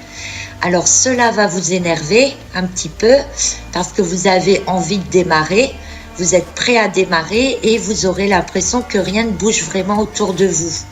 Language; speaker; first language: French; native; French